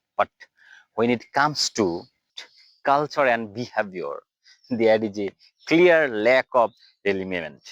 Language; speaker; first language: English; non-native, local second language; Bangla